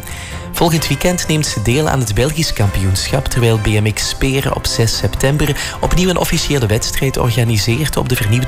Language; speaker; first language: Dutch; native; Dutch